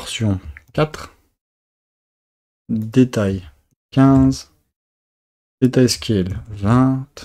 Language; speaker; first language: French; native; French